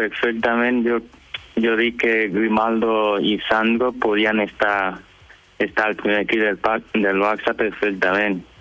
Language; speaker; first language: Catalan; early bilingual, other home language; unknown